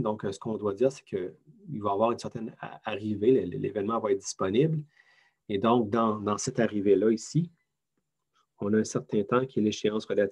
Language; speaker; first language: French; native; French